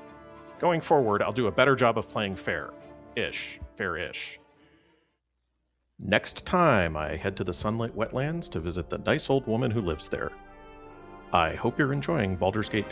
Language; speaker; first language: English; native; English